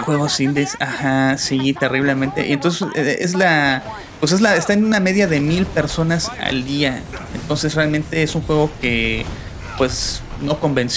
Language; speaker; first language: Spanish; native; Spanish